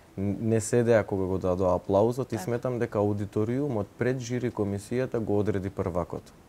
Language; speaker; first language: Macedonian; non-native, local second language; Turkish